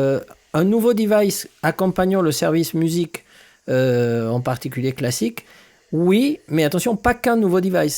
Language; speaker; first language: French; native; French